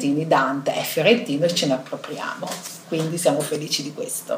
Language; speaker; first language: Italian; native; Italian